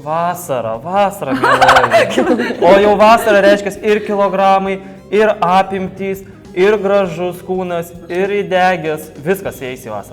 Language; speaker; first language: Lithuanian; native; Lithuanian